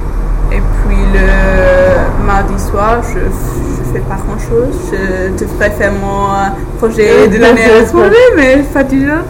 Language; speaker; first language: French; non-native, learner; English